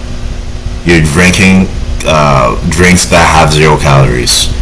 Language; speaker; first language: English; native; English